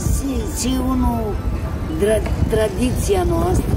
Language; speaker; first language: Italian; non-native, learner; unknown